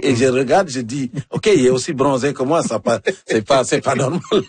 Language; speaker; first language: French; native; French